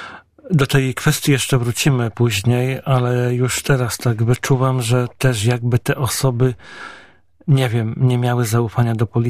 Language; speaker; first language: Polish; native; Polish